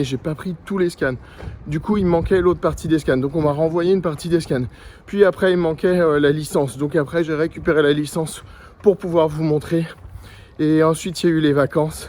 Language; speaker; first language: French; native; French